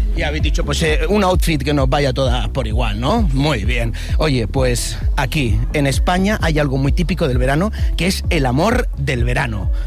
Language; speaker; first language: Spanish; native; Spanish